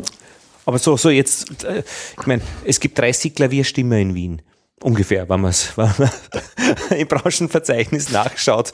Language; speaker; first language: German; native; German